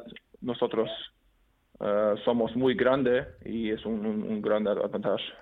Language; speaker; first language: Spanish; non-native, learner; German